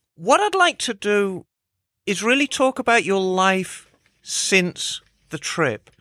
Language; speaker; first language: English; native; English